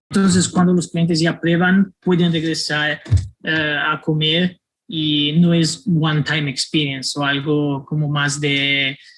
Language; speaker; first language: Spanish; non-native, fluent; Italian